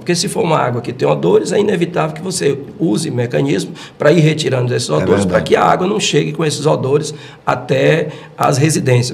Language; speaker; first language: Portuguese; native; Portuguese